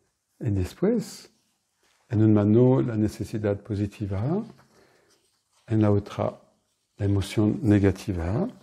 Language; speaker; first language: Spanish; non-native, fluent; French